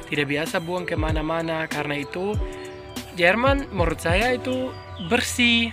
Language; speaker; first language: Indonesian; non-native, fluent; German